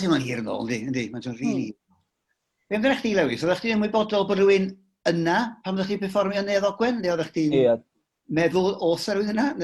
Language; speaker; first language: Welsh; native; Welsh